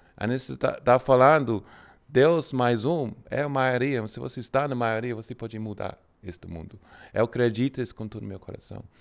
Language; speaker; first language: Portuguese; non-native, fluent; English